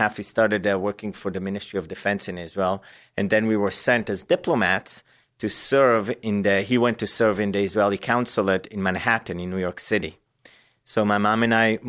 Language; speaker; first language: English; non-native, fluent; Hebrew